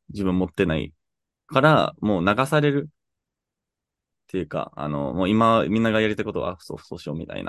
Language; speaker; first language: Japanese; non-native, fluent; English